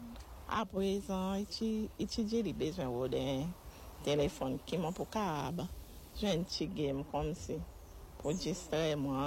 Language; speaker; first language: French; non-native, local second language; Seselwa Creole French